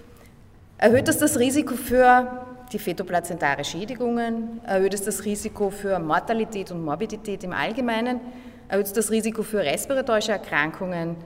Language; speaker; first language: German; native; German